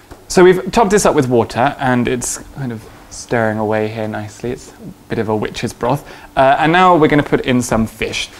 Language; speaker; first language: English; native; English